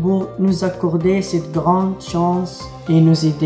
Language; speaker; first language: French; non-native, learner; Arabic